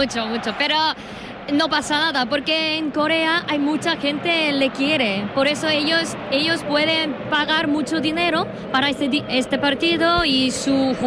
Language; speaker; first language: Spanish; non-native, learner; Korean